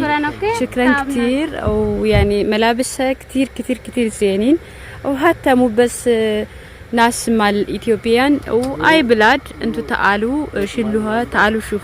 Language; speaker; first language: Arabic; non-native, learner; Amharic